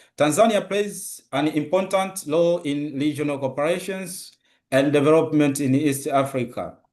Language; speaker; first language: English; non-native, local second language; Swahili